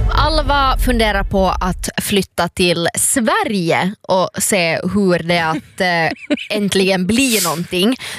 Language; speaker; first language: Swedish; native; Swedish